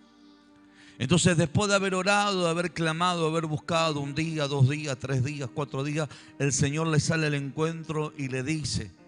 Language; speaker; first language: Spanish; native; Spanish